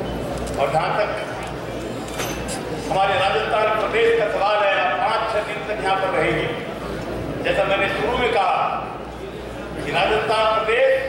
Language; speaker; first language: Hindi; native; Hindi